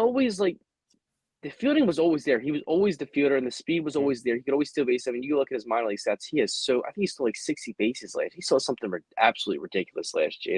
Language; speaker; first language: English; native; English